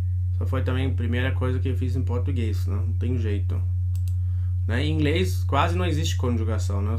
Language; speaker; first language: Portuguese; non-native, fluent; German